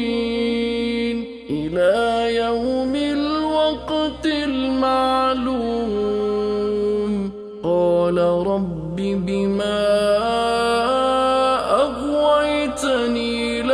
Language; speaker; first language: Arabic; native; Arabic